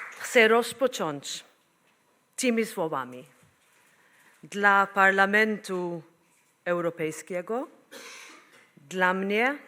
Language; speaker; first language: Polish; non-native, learner; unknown